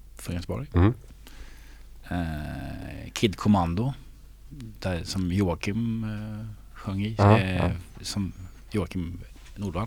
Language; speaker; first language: Swedish; native; Swedish